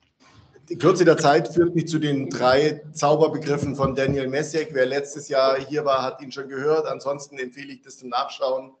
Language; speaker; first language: German; native; German